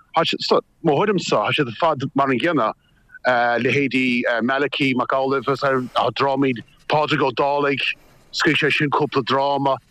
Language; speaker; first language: Irish; native; Irish